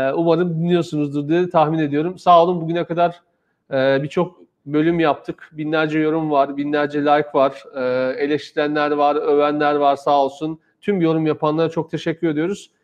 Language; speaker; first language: Turkish; native; Turkish